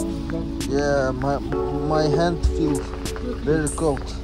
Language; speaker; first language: English; non-native, learner; Russian